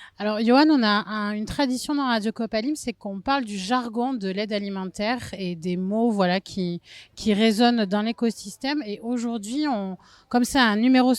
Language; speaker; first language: French; native; French